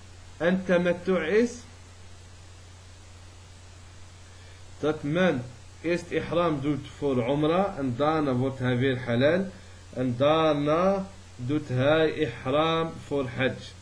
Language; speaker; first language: Dutch; early bilingual, other home language; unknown